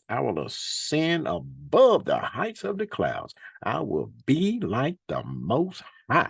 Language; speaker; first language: English; native; English